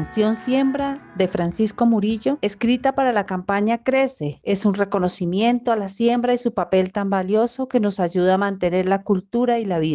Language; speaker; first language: Spanish; native; Spanish